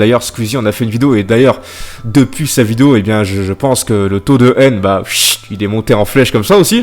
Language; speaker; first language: French; native; French